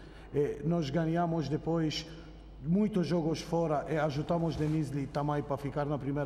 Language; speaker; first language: Portuguese; non-native, fluent; Romanian